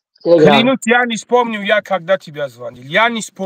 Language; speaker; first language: Russian; non-native, learner; Tajik